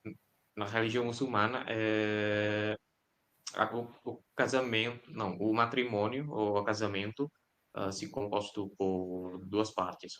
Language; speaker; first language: Portuguese; non-native, fluent; Indonesian